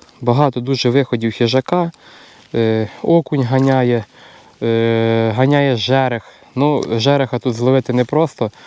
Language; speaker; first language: Ukrainian; native; Ukrainian